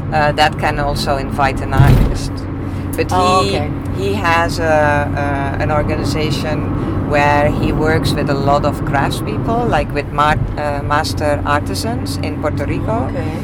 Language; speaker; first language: English; non-native, fluent; Dutch